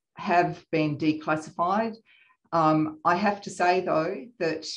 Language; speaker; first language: English; native; English